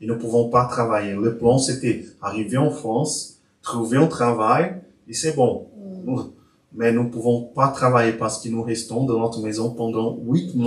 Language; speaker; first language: French; non-native, learner; Portuguese